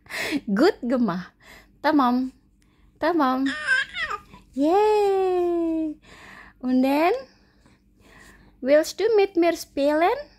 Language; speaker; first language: German; non-native, learner; Indonesian